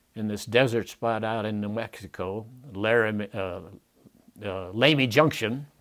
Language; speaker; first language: English; native; English